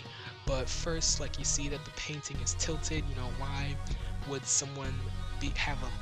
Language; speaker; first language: English; native; English